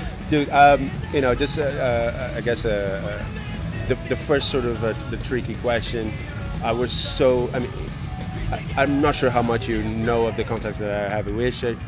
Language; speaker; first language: English; non-native, fluent; Portuguese